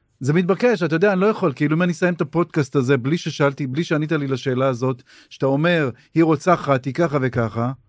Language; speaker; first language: Hebrew; native; Hebrew